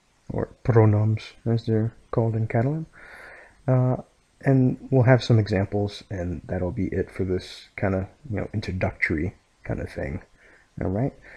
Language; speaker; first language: English; native; English